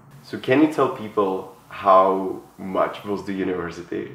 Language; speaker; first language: English; non-native, fluent; Czech